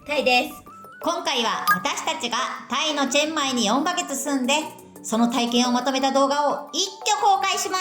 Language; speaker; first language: Japanese; native; Japanese